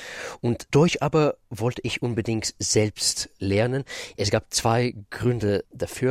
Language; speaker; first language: German; non-native, fluent; Russian